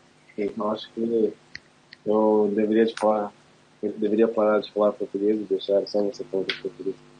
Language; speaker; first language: Portuguese; non-native, fluent; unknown